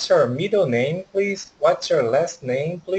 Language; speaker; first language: English; non-native, fluent; Portuguese